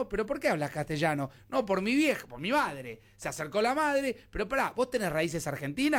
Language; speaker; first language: Spanish; native; Spanish